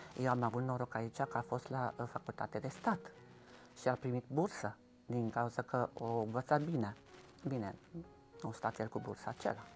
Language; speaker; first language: Romanian; non-native, local second language; Hungarian